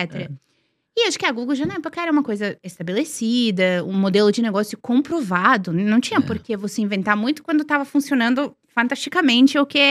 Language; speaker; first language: Portuguese; non-native, fluent; Serbian